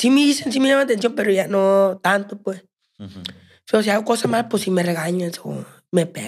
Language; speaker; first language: Spanish; native; Spanish